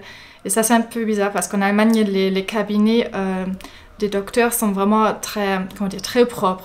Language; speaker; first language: French; non-native, fluent; German